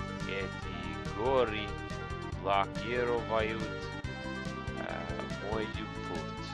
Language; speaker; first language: Russian; non-native, learner; English